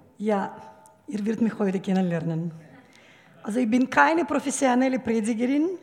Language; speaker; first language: German; non-native, fluent; Russian